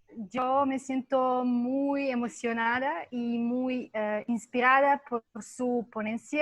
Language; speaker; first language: Spanish; non-native, fluent; Serbian